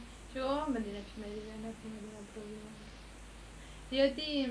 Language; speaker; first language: Greek; early bilingual, heritage; Greek